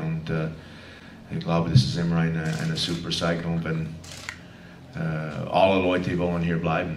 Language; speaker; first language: German; non-native, fluent; English